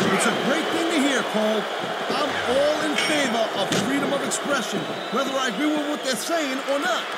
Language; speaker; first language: English; native; English